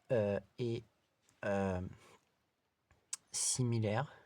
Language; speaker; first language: French; native; French